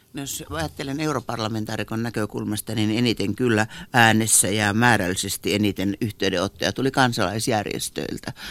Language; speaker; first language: Finnish; native; Finnish